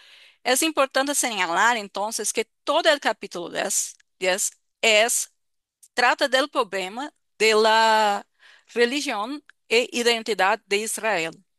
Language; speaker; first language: Spanish; non-native, fluent; Portuguese